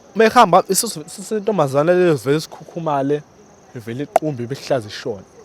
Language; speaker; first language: Zulu; native; Zulu